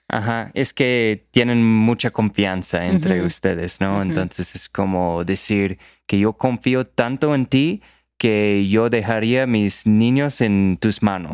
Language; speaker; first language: Spanish; non-native, fluent; English